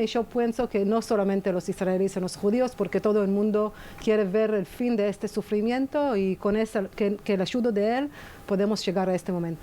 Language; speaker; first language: Spanish; non-native, fluent; Hebrew